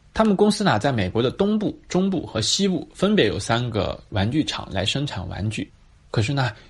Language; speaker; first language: Chinese; native; Chinese